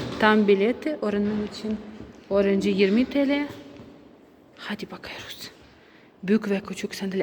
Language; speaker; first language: Turkish; non-native, learner; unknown